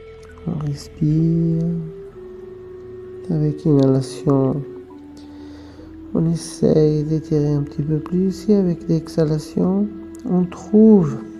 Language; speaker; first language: French; non-native, fluent; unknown